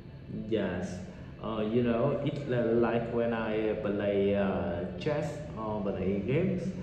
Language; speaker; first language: English; non-native, learner; Vietnamese